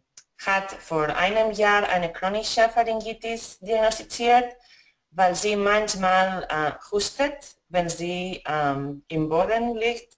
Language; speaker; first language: German; non-native, fluent; Spanish